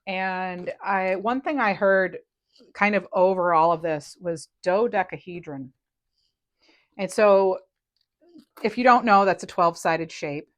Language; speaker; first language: English; native; English